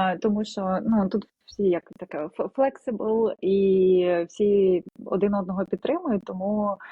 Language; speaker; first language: Ukrainian; non-native, local second language; Russian